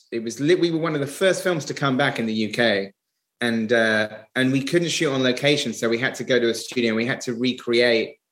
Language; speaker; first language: English; native; English